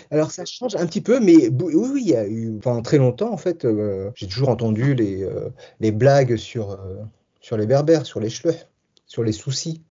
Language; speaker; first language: French; early bilingual, other home language; Tachelhit